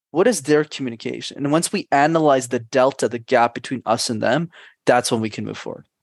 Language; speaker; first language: English; native; English